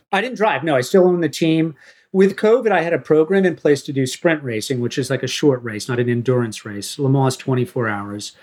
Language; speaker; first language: English; native; English